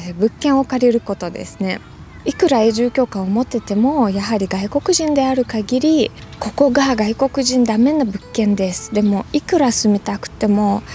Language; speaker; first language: Japanese; non-native, fluent; Russian